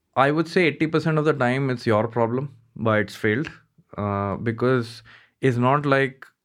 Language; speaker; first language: English; non-native, local second language; Hindi